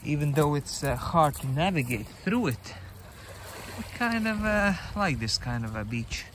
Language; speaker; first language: English; non-native, fluent; Latvian